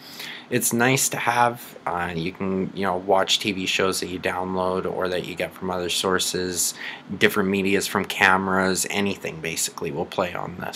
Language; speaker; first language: English; native; English